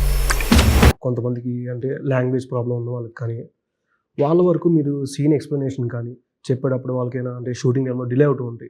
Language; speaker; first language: Telugu; native; Telugu